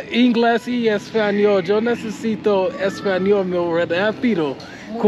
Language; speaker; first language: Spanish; non-native, learner; English